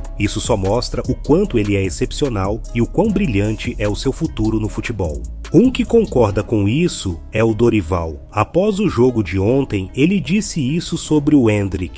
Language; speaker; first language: Portuguese; native; Portuguese